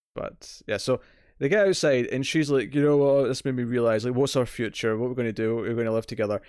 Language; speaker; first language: English; native; English